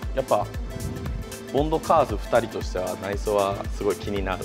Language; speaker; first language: Japanese; native; Japanese